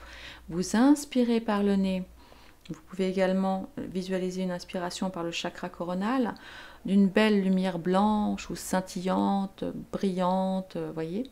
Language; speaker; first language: French; native; French